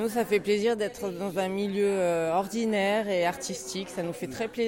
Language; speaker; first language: French; native; French